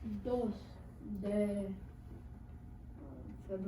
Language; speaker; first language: Spanish; non-native, learner; English